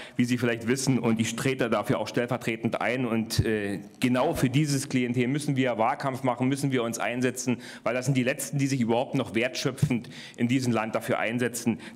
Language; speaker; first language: German; native; German